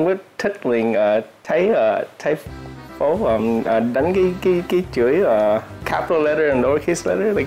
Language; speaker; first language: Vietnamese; early bilingual, heritage; Vietnamese